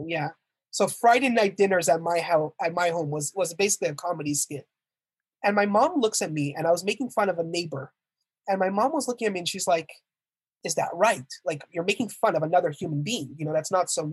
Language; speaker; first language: English; native; English